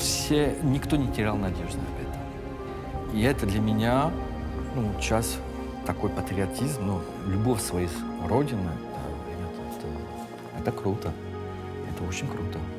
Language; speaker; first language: Russian; early bilingual, heritage; French